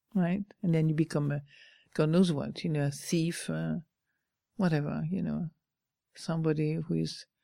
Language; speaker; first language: English; non-native, fluent; French